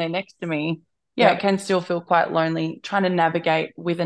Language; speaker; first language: English; native; English